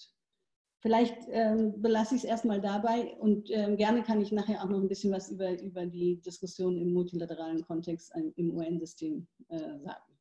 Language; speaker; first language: German; native; German